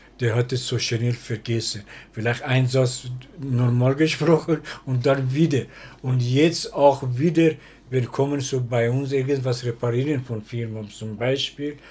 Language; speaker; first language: German; non-native, learner; Persian